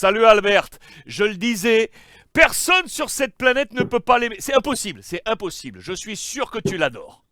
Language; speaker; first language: French; native; French